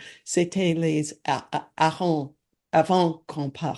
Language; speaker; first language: French; non-native, learner; English